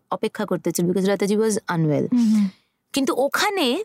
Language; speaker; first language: Bangla; native; Bangla